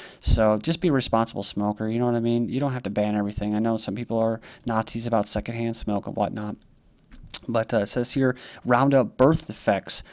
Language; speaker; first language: English; native; English